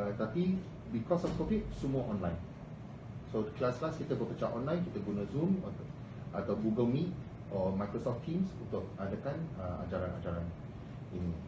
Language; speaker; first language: Malay; non-native, local second language; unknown